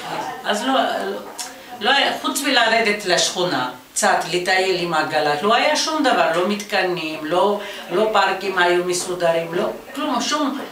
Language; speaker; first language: Hebrew; non-native, fluent; Georgian